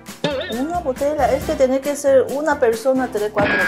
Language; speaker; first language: Spanish; non-native, learner; Korean